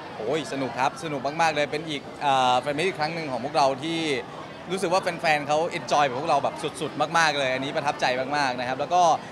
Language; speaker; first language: Thai; native; Thai